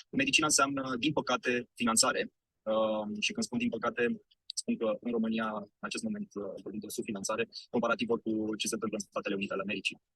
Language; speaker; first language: Romanian; native; Romanian